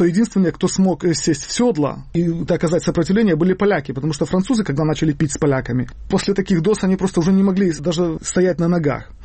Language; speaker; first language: Russian; native; Russian